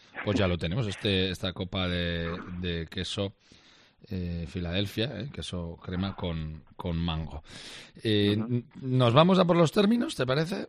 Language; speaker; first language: Spanish; native; Spanish